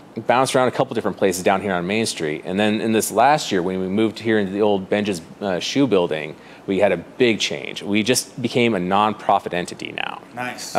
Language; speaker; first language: English; native; English